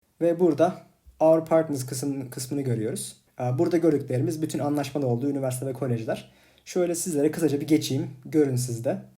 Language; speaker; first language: Turkish; native; Turkish